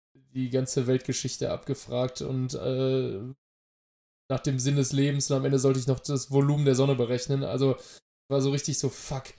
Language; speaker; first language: German; native; German